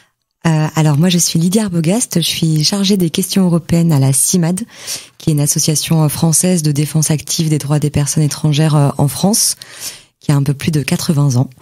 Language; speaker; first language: French; native; French